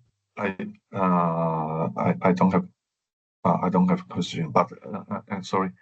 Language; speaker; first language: English; non-native, learner; Chinese